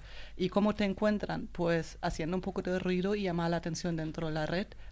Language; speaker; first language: Spanish; non-native, fluent; German